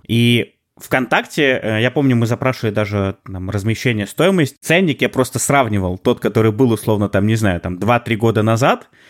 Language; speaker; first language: Russian; native; Russian